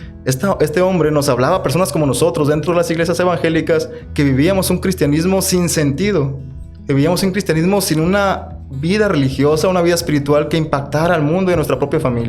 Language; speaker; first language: Spanish; native; Spanish